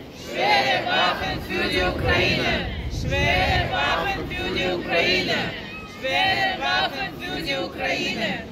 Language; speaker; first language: German; non-native, fluent; Ukrainian